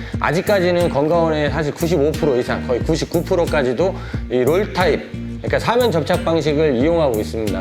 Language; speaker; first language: Korean; native; Korean